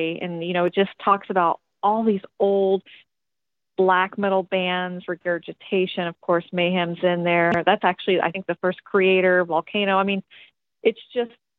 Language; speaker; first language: English; native; English